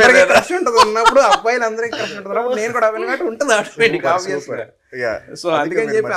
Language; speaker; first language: Telugu; native; Telugu